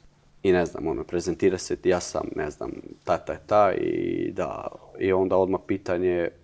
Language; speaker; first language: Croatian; non-native, learner; Albanian